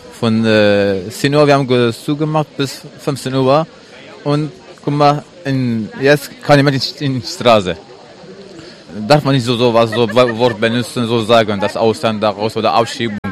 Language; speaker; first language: German; non-native, learner; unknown